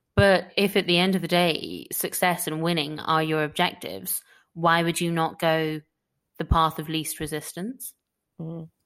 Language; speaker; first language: English; native; English